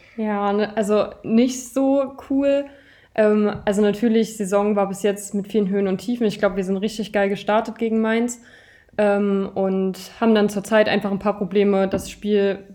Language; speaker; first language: German; native; German